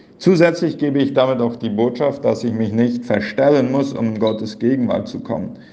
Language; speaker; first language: German; early bilingual, heritage; Plautdietsch